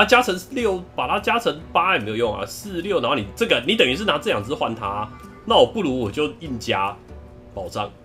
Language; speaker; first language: Chinese; native; Chinese